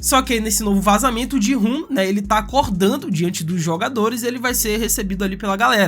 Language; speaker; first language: Portuguese; native; Portuguese